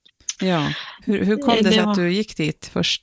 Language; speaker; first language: Swedish; native; Swedish